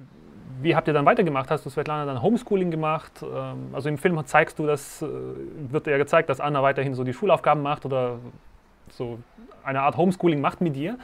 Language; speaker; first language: German; native; German